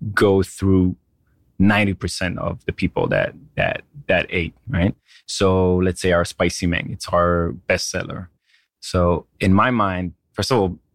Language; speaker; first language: English; non-native, fluent; Hebrew